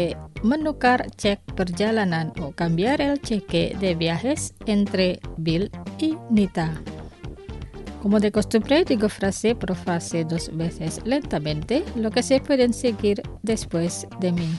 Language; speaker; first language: Spanish; non-native, fluent; Indonesian